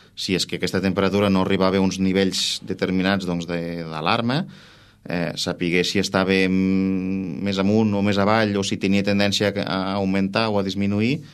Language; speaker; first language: Catalan; native; Catalan